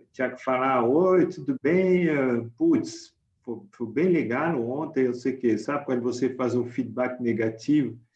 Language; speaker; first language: Portuguese; non-native, fluent; French